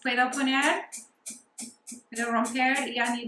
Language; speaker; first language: Spanish; non-native, learner; English